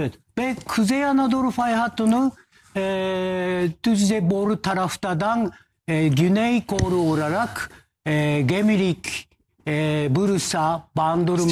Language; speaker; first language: Turkish; non-native, learner; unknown